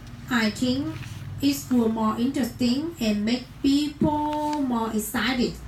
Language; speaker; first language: English; non-native, learner; Vietnamese